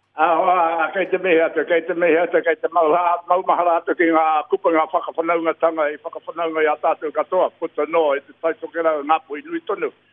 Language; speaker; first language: Māori; native; Māori